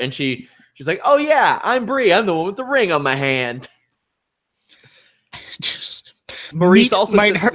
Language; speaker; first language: English; native; English